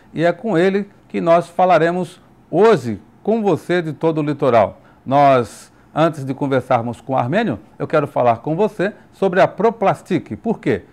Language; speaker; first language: Portuguese; native; Portuguese